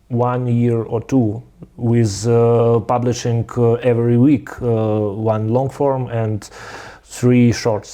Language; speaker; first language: English; non-native, learner; Russian